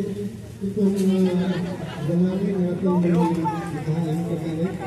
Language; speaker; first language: Filipino; native; Filipino